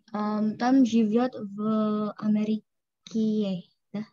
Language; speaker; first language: Russian; non-native, learner; Indonesian